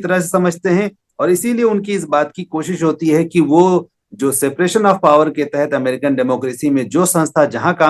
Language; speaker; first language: Hindi; native; Hindi